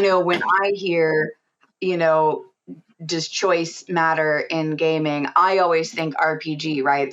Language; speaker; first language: English; native; English